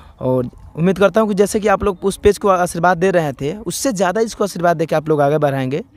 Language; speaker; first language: Hindi; native; Hindi